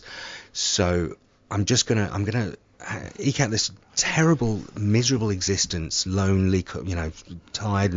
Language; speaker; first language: English; native; English